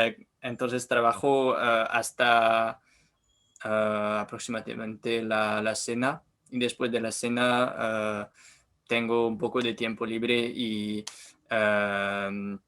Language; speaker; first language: Spanish; non-native, learner; French